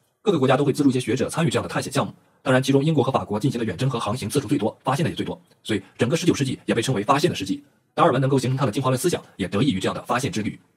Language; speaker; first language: Chinese; native; Chinese